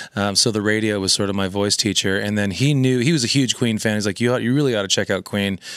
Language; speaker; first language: English; native; English